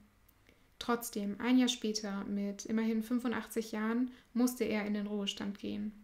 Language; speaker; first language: German; native; German